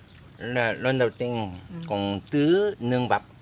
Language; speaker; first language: Vietnamese; non-native, learner; Korean